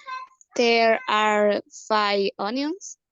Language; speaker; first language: English; non-native, learner; Spanish